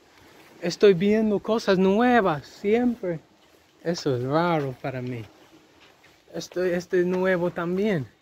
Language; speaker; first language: Spanish; non-native, learner; English